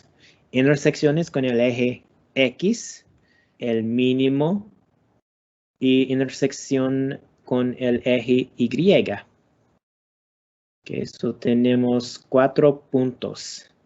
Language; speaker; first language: Spanish; non-native, learner; English